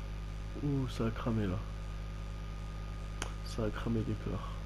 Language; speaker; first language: French; native; French